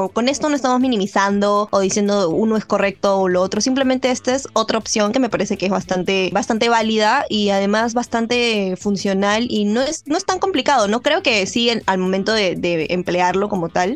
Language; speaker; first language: Spanish; native; Spanish